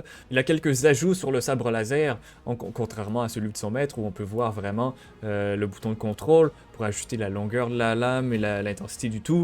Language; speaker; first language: French; native; French